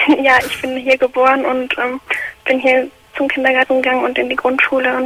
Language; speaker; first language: German; early bilingual, other home language; Arabic